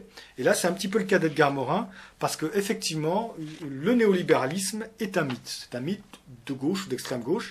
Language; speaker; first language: French; native; French